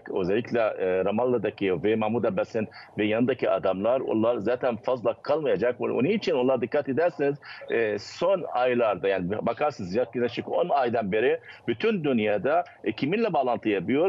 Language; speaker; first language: Turkish; non-native, fluent; Arabic